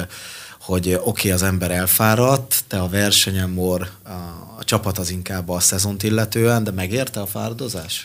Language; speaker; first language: Hungarian; native; Hungarian